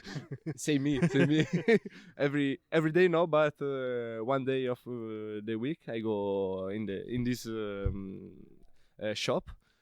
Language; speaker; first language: English; non-native, learner; Italian